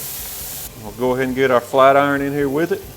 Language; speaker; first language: English; native; English